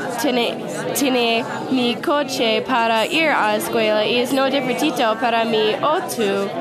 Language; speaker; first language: Spanish; non-native, learner; English